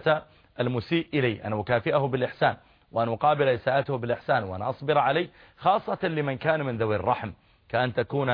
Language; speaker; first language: Arabic; native; Arabic